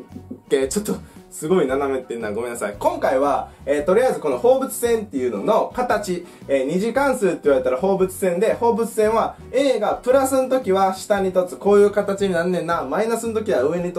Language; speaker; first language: Japanese; native; Japanese